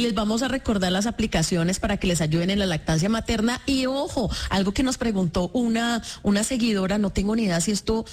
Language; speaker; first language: Spanish; native; Spanish